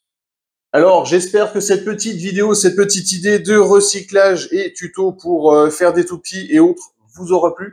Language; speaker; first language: French; native; French